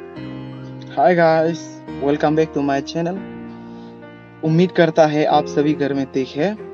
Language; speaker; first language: Hindi; non-native, local second language; Adi